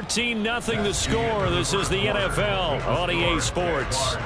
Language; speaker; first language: English; native; English